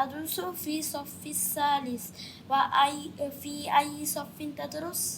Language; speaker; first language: Arabic; non-native, learner; Bangla